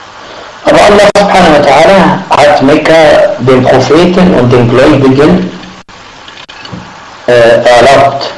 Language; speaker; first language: German; non-native, fluent; Arabic